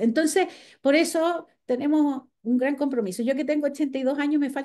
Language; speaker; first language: Spanish; native; Spanish